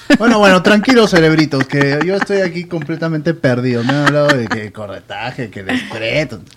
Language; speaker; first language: Spanish; native; Spanish